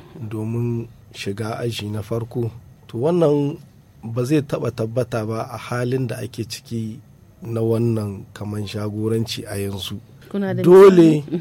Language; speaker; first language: Hausa; native; Hausa